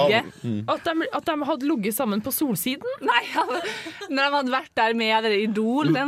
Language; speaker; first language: Norwegian; native; Norwegian